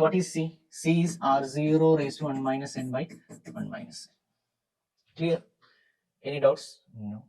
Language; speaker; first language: English; non-native, local second language; Malayalam